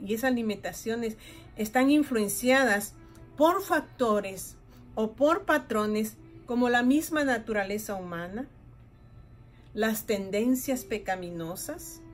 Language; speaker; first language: Spanish; native; Spanish